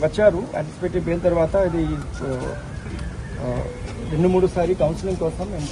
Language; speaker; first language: Telugu; non-native, local second language; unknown